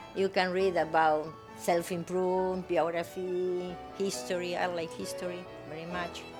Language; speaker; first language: English; non-native, learner; Spanish